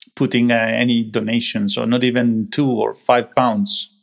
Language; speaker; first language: English; non-native, fluent; Greek